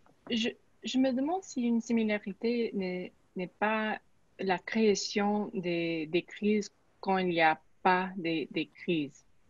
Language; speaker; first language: French; non-native, learner; English